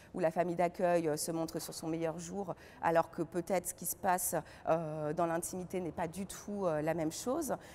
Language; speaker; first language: French; native; French